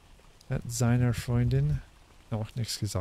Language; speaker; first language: German; non-native, learner; English